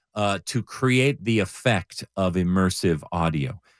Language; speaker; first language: English; native; English